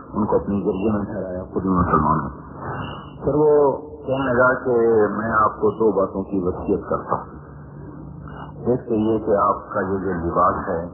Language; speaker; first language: Urdu; non-native, local second language; Punjabi